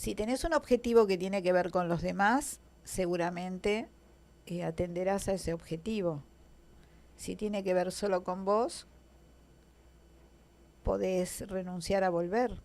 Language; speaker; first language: Spanish; native; Spanish